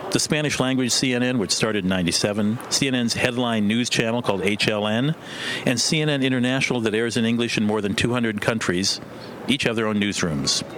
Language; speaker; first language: English; non-native, fluent; Korean